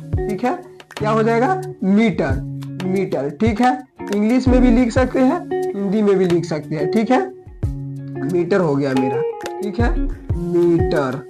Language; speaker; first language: Hindi; native; Hindi